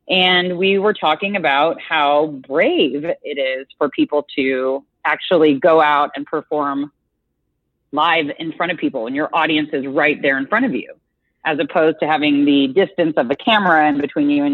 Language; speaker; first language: English; native; English